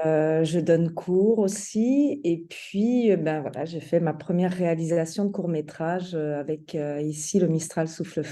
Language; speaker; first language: French; native; French